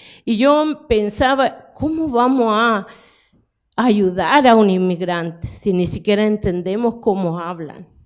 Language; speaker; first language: Spanish; non-native, local second language; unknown